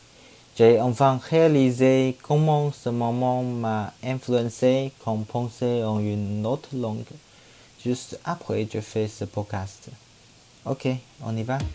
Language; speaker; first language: French; non-native, learner; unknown